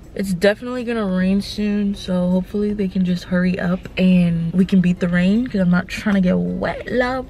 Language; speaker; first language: English; native; English